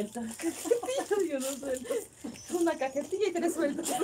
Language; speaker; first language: Spanish; native; Spanish